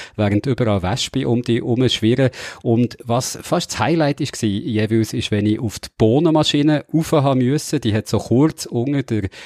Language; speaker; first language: German; native; German